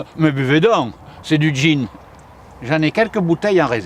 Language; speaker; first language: French; native; French